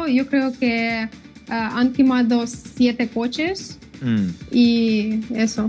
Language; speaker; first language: Spanish; non-native, fluent; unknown